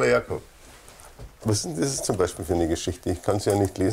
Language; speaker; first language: German; native; German